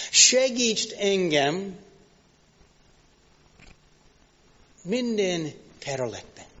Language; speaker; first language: Hungarian; non-native, fluent; English